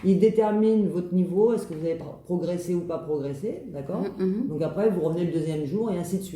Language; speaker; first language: French; native; French